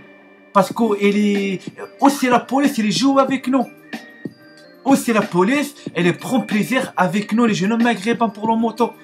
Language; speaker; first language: French; non-native, learner; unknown